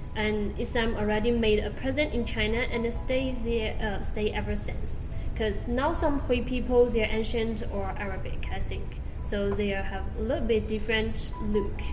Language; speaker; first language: English; non-native, learner; Chinese